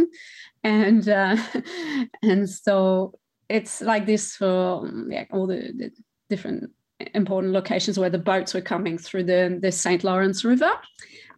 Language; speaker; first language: English; non-native, fluent; French